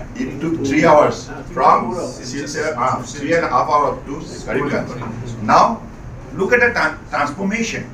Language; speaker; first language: English; non-native, local second language; Assamese